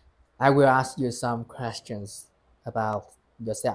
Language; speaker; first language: English; non-native, fluent; Vietnamese